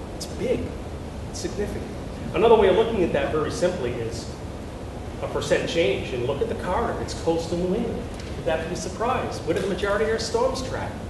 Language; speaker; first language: English; native; English